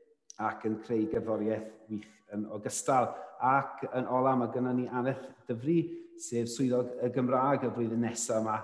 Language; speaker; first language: Welsh; native; Welsh